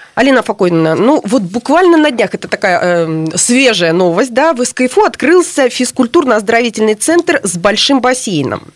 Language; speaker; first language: Russian; native; Russian